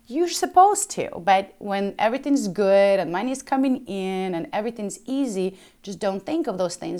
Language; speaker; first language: English; early bilingual, other home language; Ukrainian